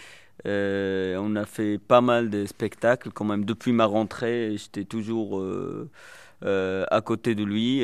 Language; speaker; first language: French; non-native, local second language; Arabic